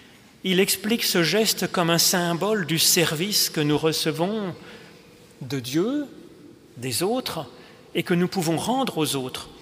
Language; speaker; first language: French; native; French